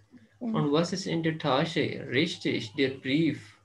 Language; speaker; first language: German; non-native, fluent; Urdu